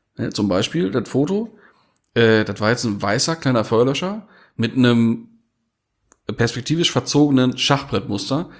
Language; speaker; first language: German; native; German